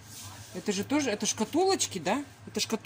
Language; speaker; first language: Russian; native; Russian